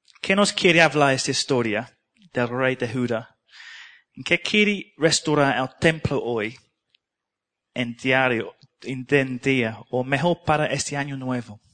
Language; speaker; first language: Spanish; non-native, learner; English